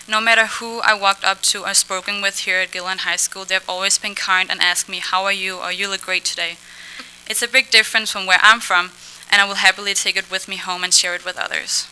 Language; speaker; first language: English; non-native, fluent; Danish